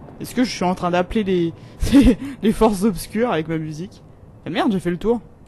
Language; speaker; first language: French; native; French